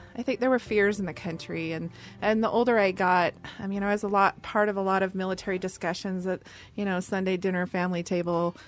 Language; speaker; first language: English; native; English